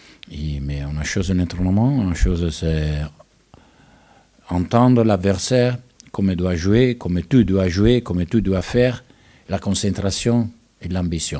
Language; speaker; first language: French; non-native, learner; Italian